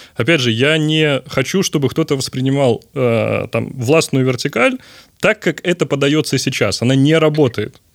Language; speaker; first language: Russian; native; Russian